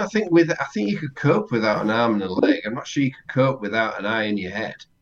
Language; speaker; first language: English; native; English